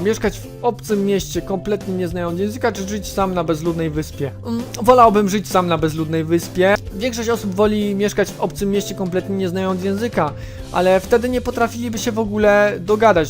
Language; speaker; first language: Polish; native; Polish